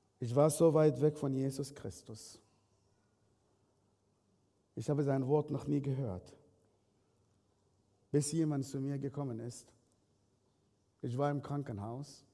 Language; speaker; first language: German; non-native, fluent; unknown